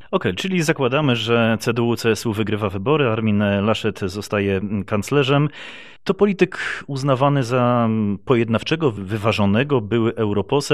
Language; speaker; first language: Polish; native; Polish